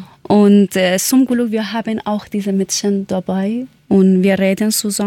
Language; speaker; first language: German; non-native, learner; Persian